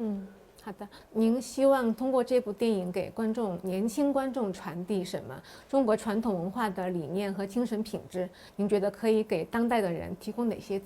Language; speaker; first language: Chinese; native; Chinese